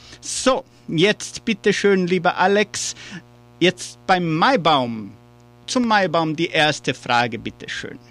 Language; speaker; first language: German; early bilingual, heritage; German